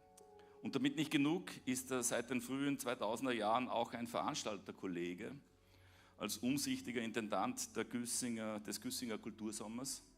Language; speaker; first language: German; native; German